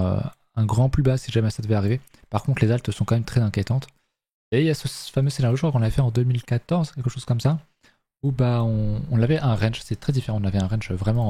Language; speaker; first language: French; native; French